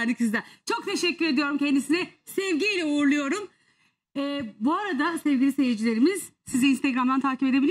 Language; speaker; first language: Turkish; native; Turkish